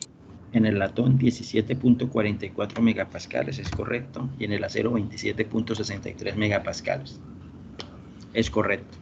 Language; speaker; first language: Spanish; native; Spanish